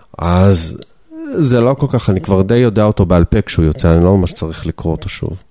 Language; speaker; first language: Hebrew; native; Hebrew